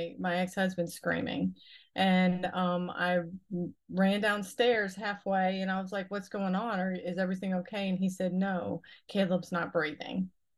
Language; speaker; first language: English; native; English